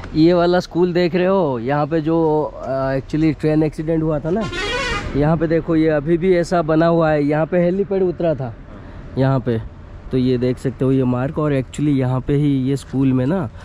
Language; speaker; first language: Hindi; non-native, local second language; Odia